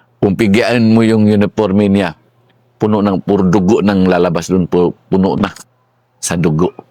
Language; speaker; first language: Filipino; non-native, local second language; Cebuano